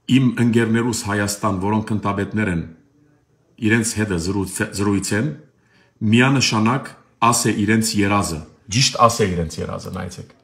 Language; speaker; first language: Armenian; early bilingual, heritage; Armenian